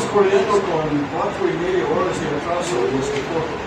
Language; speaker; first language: Spanish; non-native, fluent; English